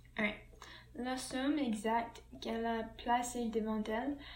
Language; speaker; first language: French; non-native, learner; English